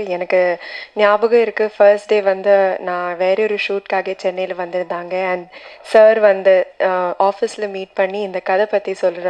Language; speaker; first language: Tamil; non-native, learner; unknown